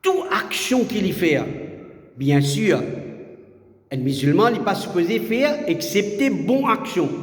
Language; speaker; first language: French; non-native, learner; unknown